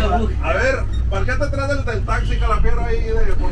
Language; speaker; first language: Spanish; native; Spanish